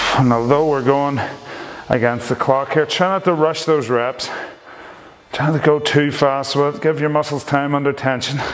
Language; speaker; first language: English; native; English